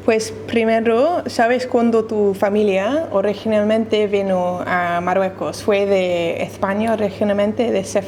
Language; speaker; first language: Spanish; non-native, learner; English